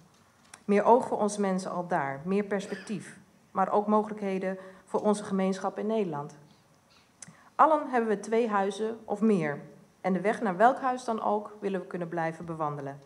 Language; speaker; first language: Dutch; non-native, local second language; Papiamento